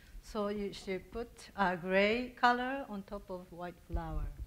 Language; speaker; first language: English; non-native, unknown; Japanese